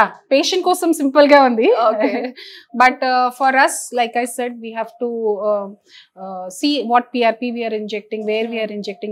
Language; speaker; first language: Telugu; non-native, fluent; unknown